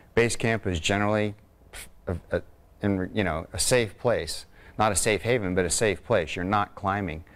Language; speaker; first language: English; native; English